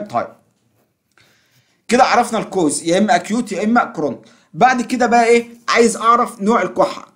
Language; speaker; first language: Arabic; native; Arabic